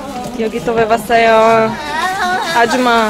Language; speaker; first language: Korean; non-native, fluent; Russian